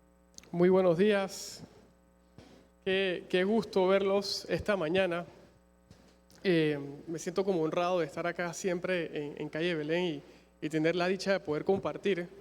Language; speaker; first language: Spanish; native; Spanish